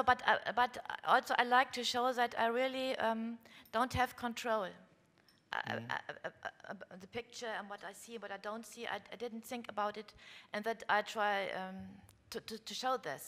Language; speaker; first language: English; non-native, fluent; German